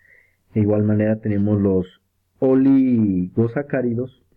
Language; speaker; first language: Spanish; native; Spanish